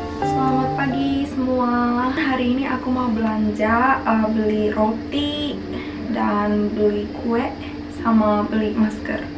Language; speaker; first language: Indonesian; non-native, learner; Japanese